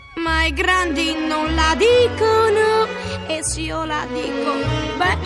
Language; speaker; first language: Italian; native; Italian